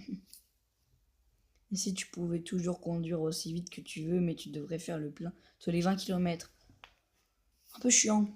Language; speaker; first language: French; native; French